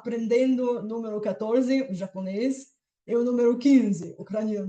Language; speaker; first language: Portuguese; non-native, fluent; Bulgarian